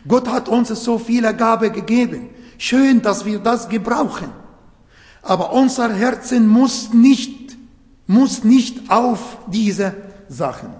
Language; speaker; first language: German; non-native, fluent; Arabic